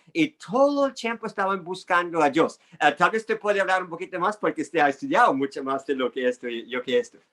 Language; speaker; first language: Spanish; non-native, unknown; English